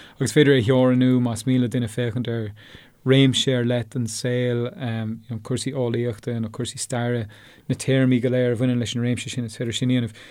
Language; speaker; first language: Irish; non-native, local second language; English